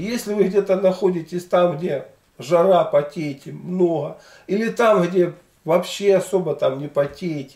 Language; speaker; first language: Russian; native; Russian